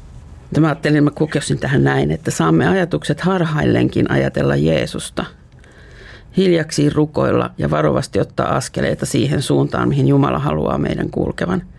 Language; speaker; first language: Finnish; native; Finnish